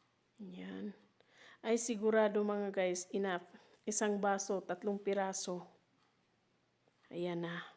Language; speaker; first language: Filipino; native; Filipino